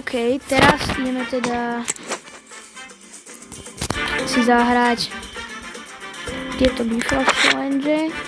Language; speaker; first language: Slovak; native; Slovak